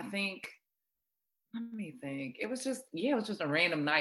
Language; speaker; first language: English; non-native, local second language; Shona